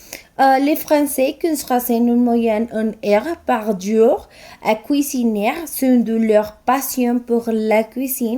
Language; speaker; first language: French; non-native, learner; Spanish